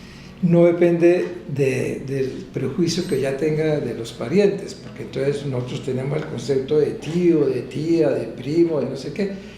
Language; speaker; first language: Spanish; native; Spanish